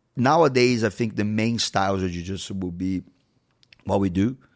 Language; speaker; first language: English; non-native, fluent; Portuguese